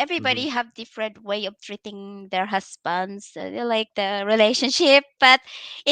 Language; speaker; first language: English; non-native, local second language; Filipino